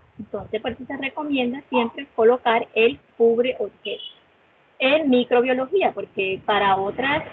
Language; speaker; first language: Spanish; native; Spanish